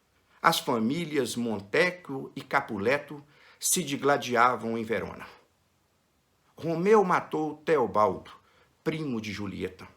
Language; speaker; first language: Portuguese; native; Portuguese